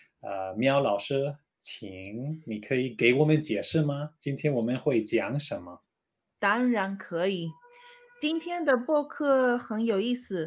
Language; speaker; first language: Chinese; non-native, learner; Spanish